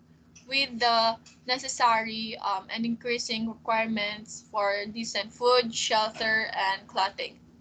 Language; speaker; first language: English; non-native, local second language; Filipino